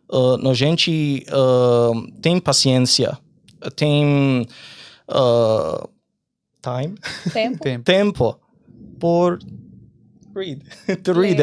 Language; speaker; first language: Portuguese; non-native, fluent; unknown